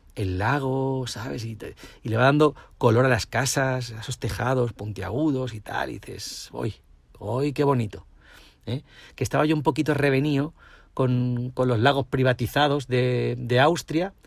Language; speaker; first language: Spanish; native; Spanish